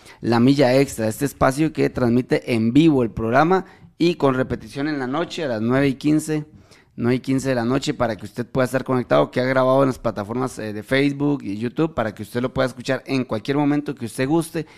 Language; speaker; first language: Spanish; native; Spanish